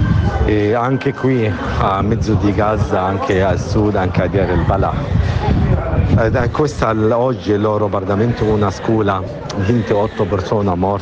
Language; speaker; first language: Italian; non-native, learner; Arabic